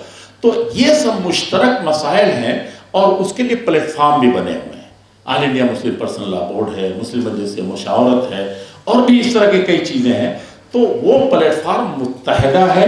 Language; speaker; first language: Urdu; native; Urdu